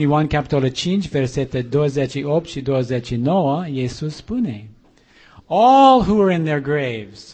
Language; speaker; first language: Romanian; non-native, learner; English